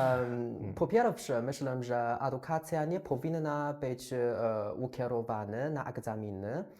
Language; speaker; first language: Polish; non-native, fluent; Chinese